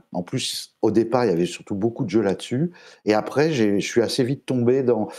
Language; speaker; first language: French; native; French